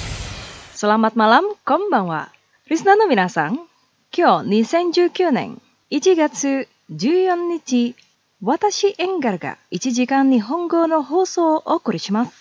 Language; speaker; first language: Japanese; non-native, fluent; Indonesian